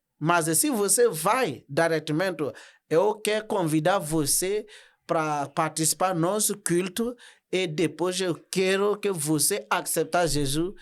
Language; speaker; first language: Portuguese; non-native, learner; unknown